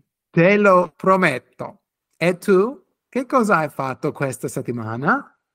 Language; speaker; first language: Italian; non-native, fluent; English